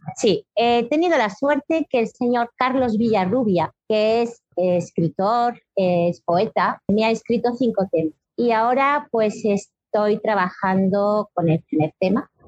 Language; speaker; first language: Spanish; non-native, fluent; French